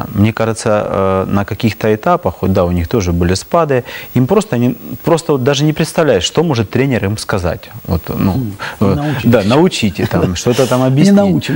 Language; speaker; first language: Russian; native; Russian